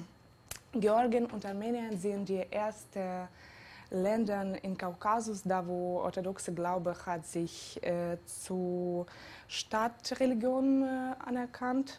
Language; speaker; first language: German; non-native, fluent; Georgian